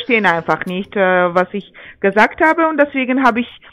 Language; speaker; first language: German; non-native, fluent; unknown